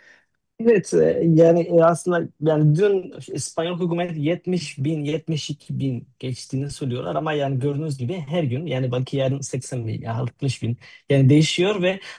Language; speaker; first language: Turkish; non-native, fluent; Spanish